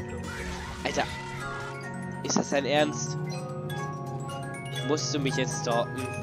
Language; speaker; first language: German; native; German